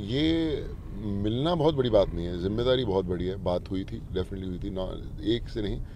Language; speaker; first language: Hindi; native; Hindi